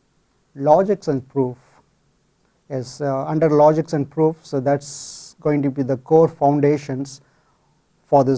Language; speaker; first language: English; non-native, fluent; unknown